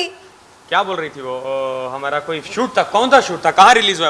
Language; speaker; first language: Hindi; native; Hindi